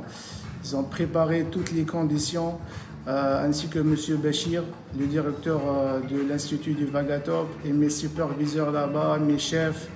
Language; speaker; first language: French; non-native, local second language; Arabic